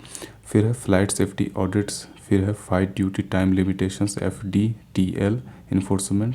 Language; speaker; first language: Hindi; native; Hindi